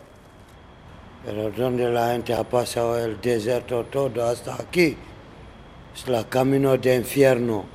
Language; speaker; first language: Spanish; non-native, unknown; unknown